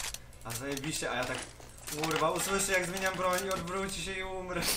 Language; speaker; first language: Polish; native; Polish